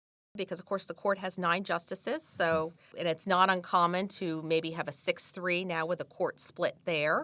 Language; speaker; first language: English; native; English